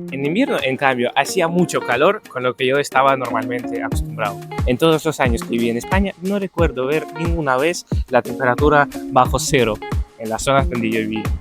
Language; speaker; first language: Spanish; non-native, fluent; Ukrainian